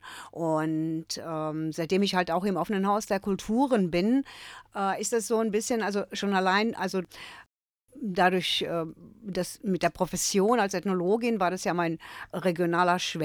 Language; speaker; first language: German; early bilingual, other home language; Croatian